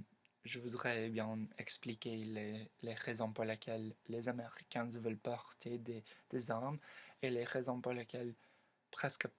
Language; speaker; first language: French; non-native, learner; English